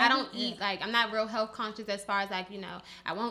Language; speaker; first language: English; native; English